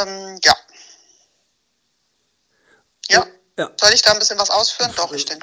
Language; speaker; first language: German; native; German